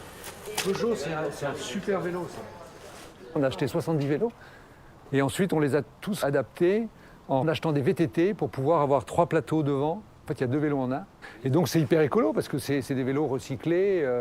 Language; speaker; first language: French; native; French